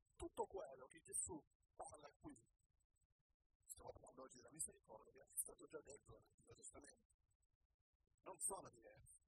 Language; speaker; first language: Italian; non-native, learner; Spanish